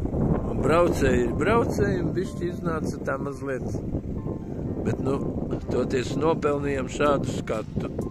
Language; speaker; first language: Latvian; native; Latvian